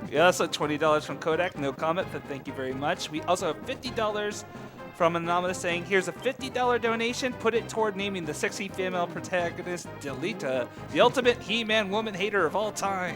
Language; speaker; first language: English; native; English